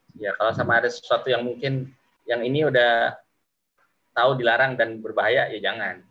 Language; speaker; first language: Indonesian; native; Indonesian